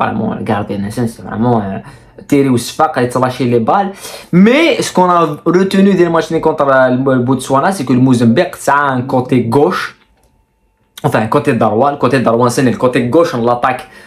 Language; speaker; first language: French; non-native, local second language; Kabyle